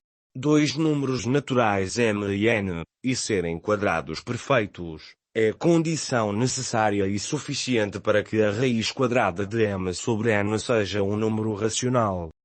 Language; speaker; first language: Portuguese; native; Portuguese